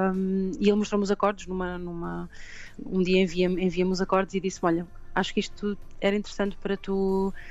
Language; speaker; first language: Portuguese; native; Portuguese